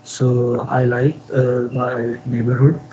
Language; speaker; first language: English; non-native, learner; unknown